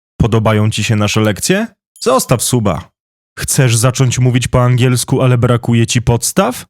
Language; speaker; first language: Polish; native; Polish